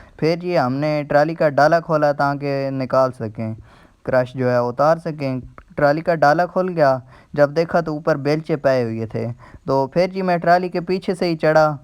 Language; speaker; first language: Urdu; non-native, local second language; Punjabi